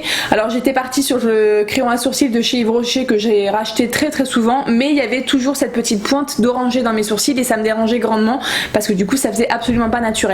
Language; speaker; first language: French; native; French